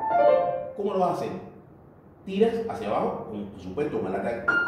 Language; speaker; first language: Spanish; native; Spanish